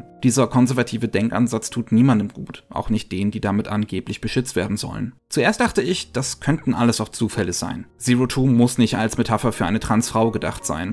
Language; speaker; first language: German; native; German